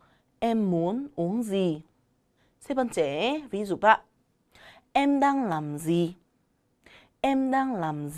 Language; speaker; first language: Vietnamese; non-native, learner; Korean